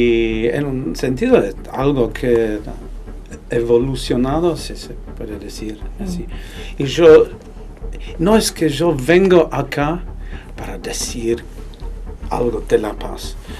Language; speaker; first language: Spanish; non-native, fluent; English